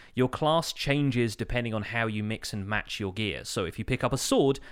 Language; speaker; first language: English; native; English